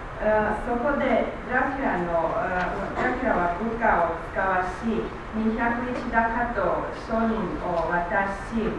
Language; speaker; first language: Japanese; non-native, learner; Romanian